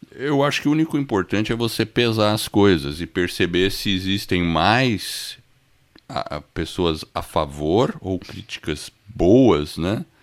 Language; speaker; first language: Portuguese; non-native, fluent; English